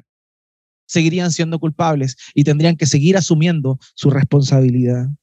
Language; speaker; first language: Spanish; native; Spanish